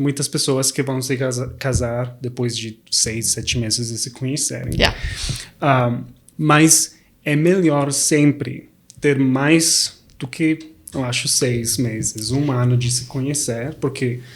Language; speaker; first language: Portuguese; non-native, fluent; Spanish